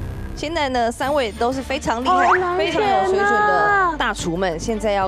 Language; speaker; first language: Chinese; native; Chinese